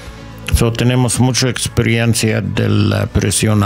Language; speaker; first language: Spanish; non-native, learner; English